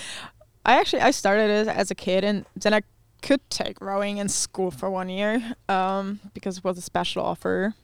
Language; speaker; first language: English; non-native, fluent; German